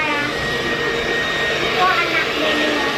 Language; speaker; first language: Filipino; non-native, learner; Indonesian